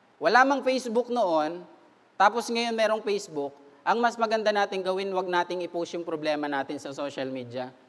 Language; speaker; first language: Filipino; native; Filipino